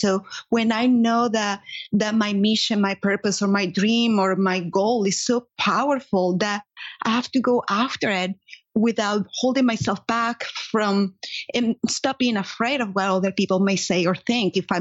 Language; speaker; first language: English; non-native, fluent; Spanish